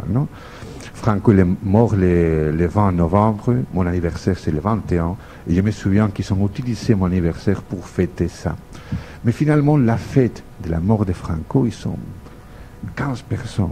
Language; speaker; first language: French; non-native, fluent; Spanish